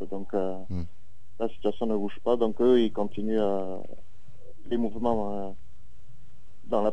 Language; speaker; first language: French; native; French